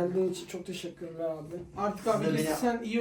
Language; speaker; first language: Turkish; native; Turkish